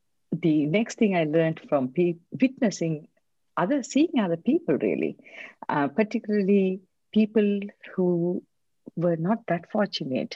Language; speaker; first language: English; non-native, local second language; Tamil